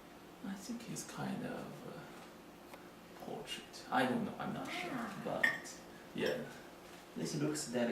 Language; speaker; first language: English; non-native, fluent; Chinese